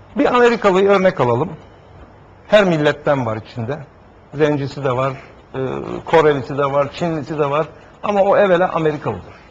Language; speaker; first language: Turkish; native; Turkish